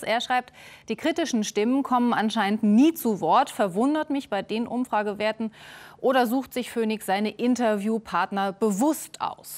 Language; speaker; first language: German; native; German